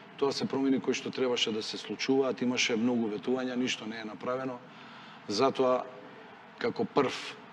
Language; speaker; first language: Macedonian; non-native, local second language; Albanian